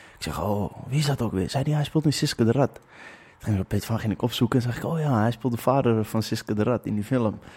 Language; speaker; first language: Dutch; native; Dutch